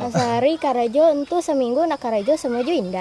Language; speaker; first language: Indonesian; non-native, local second language; Sundanese